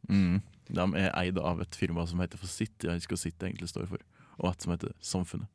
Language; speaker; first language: Norwegian; native; Norwegian